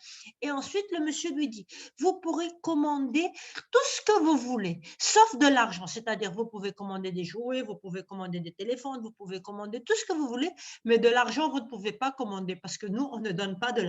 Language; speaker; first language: French; non-native, local second language; Arabic